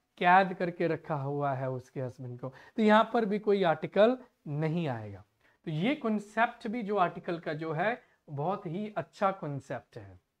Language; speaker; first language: Hindi; non-native, local second language; Punjabi